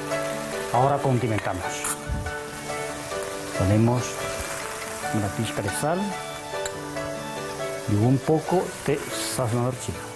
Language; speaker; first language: Spanish; non-native, fluent; Chinese